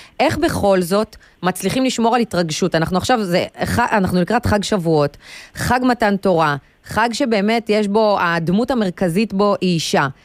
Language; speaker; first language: Hebrew; native; Hebrew